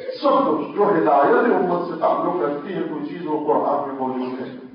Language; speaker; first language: Urdu; native; Urdu